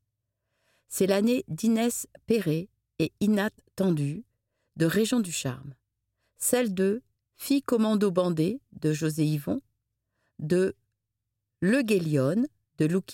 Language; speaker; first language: French; native; French